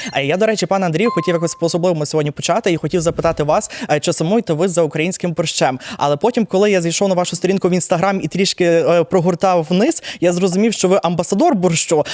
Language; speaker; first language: Ukrainian; native; Ukrainian